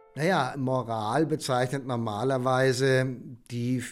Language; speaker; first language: German; native; German